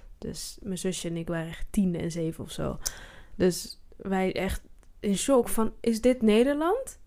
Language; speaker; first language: Dutch; early bilingual, other home language; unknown